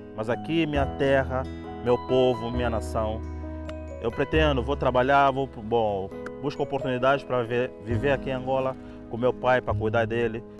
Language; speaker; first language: Portuguese; native; Portuguese